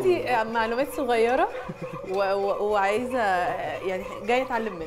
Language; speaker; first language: Arabic; native; Arabic